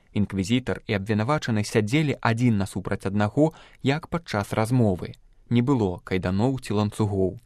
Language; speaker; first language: Belarusian; native; Belarusian